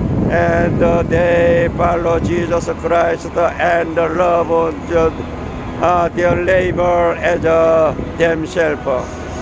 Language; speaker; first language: English; non-native, learner; Korean